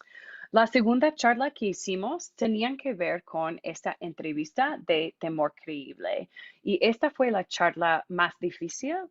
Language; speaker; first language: Spanish; non-native, fluent; English